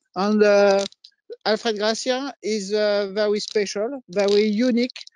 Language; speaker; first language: English; non-native, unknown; French